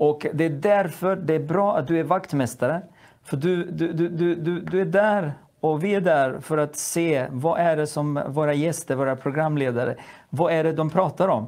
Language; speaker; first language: Swedish; non-native, fluent; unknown